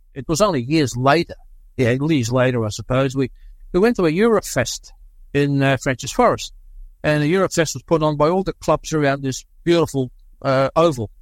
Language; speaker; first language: English; early bilingual, other home language; Dutch